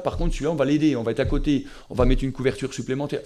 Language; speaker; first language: French; native; French